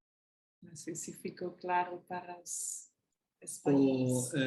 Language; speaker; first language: Portuguese; non-native, fluent; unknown